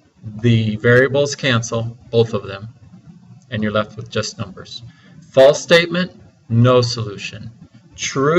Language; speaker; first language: English; native; English